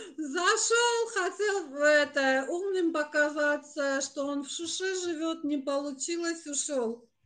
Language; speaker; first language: Russian; native; Russian